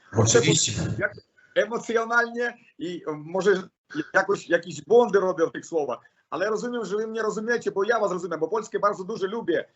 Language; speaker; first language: Polish; non-native, learner; Russian